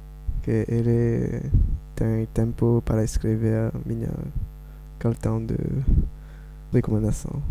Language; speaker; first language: Portuguese; non-native, learner; French